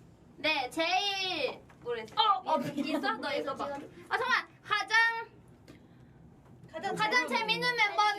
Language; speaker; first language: Korean; non-native, fluent; Thai